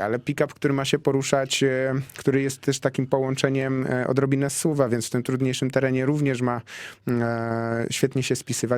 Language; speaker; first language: Polish; native; Polish